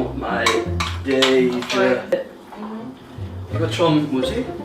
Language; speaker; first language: Korean; non-native, learner; English